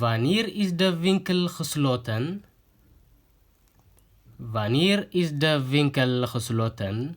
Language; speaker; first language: Dutch; non-native, fluent; Tigrinya